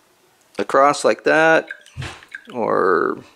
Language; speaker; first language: English; native; English